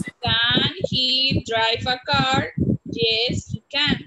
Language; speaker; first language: English; non-native, learner; Spanish